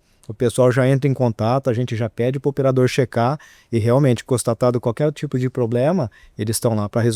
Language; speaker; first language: Portuguese; native; Portuguese